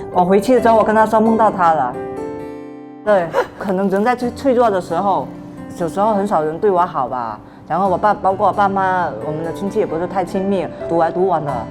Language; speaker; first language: Chinese; non-native, local second language; Min Nan Chinese